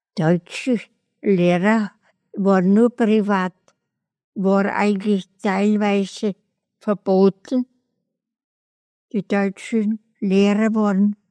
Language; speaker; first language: German; native; German